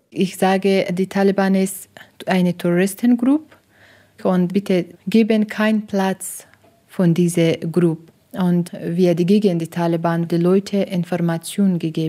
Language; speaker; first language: German; non-native, learner; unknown